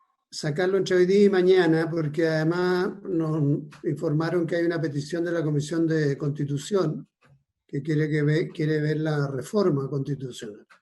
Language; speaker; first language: Spanish; native; Spanish